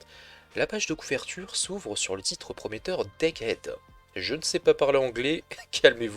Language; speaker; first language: French; native; French